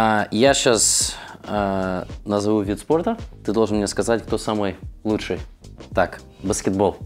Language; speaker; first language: Russian; early bilingual, heritage; Russian